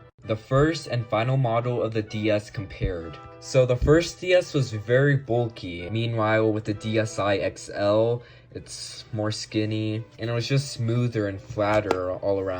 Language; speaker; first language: English; native; English